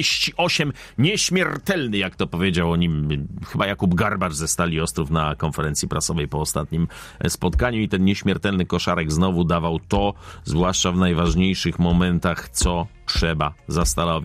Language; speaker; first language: Polish; native; Polish